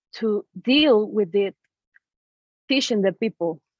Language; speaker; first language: English; non-native, learner; Spanish